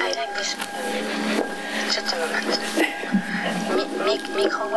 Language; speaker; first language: English; non-native, fluent; French